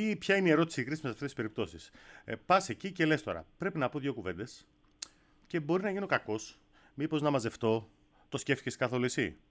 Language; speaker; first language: Greek; native; Greek